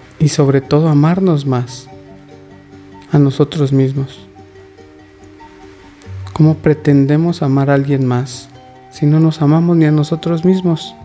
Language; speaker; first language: Spanish; native; Spanish